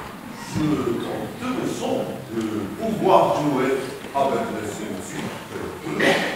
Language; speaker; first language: French; non-native, learner; Spanish